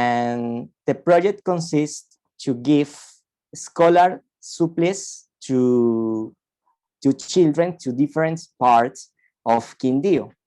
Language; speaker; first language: English; non-native, fluent; Spanish